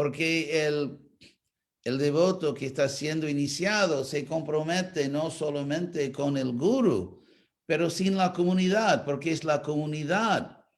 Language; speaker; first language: Spanish; non-native, fluent; English